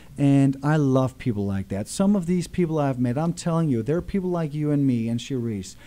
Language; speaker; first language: English; non-native, fluent; Danish